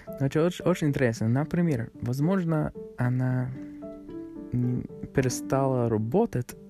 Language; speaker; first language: Russian; non-native, learner; English